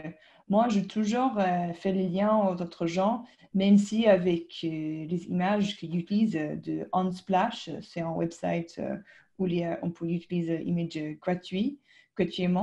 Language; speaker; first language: French; non-native, fluent; English